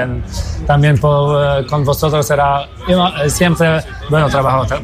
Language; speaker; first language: Spanish; non-native, fluent; Polish